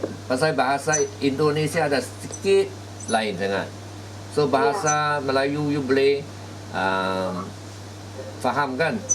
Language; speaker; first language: Malay; native; Malay